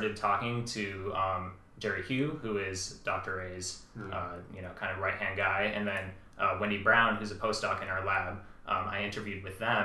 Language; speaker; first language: English; native; English